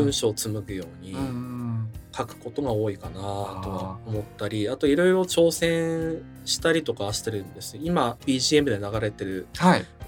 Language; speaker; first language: Japanese; native; Japanese